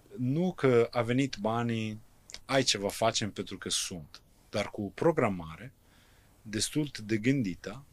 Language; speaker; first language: Romanian; non-native, fluent; Italian